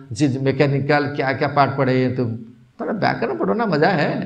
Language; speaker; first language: Hindi; non-native, local second language; Odia